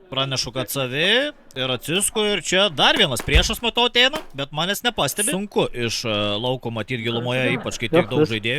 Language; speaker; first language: Lithuanian; native; Lithuanian